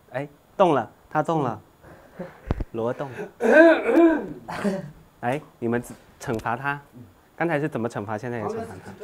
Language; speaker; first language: Chinese; native; Chinese